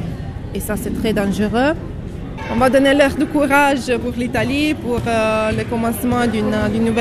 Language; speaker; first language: French; non-native, fluent; Italian